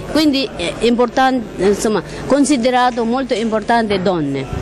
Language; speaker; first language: Italian; non-native, learner; Chinese